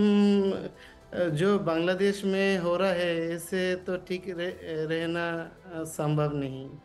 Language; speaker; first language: Hindi; non-native, learner; Bangla